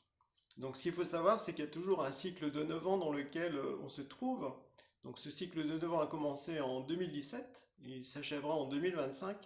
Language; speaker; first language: French; native; French